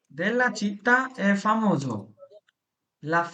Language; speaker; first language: Italian; non-native, fluent; Bangla